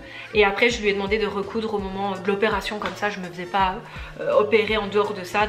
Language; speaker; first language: French; native; French